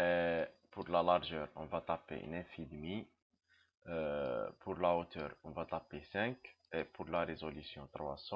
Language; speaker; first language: French; non-native, local second language; Arabic